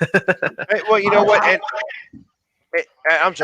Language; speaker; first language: English; native; English